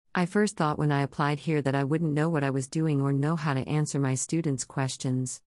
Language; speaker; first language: English; native; English